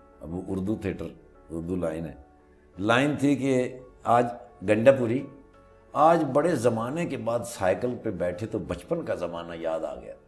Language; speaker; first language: Urdu; non-native, local second language; Punjabi